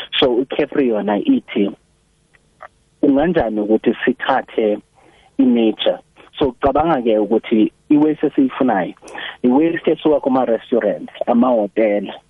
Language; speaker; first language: Zulu; non-native, local second language; Xhosa